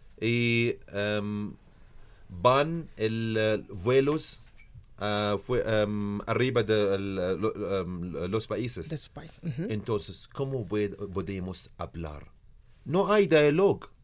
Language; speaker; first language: Spanish; non-native, learner; Arabic